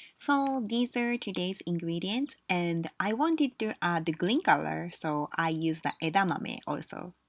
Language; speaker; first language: English; non-native, learner; Japanese